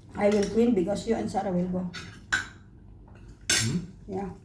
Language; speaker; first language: English; non-native, local second language; Filipino